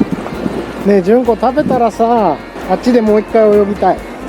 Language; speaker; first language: Japanese; native; Japanese